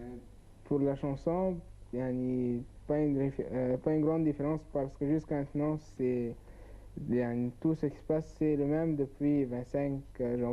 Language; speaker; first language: French; non-native, learner; Arabic